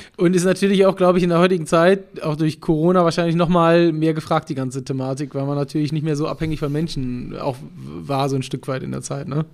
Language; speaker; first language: German; native; German